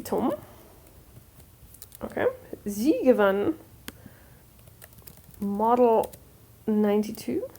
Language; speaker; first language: German; non-native, fluent; English